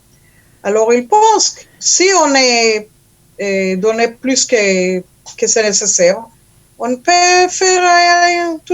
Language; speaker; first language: French; non-native, learner; Hebrew